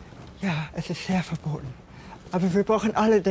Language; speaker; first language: German; non-native, fluent; English